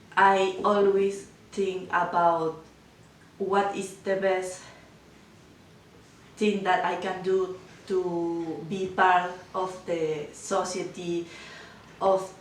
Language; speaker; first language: English; non-native, learner; Spanish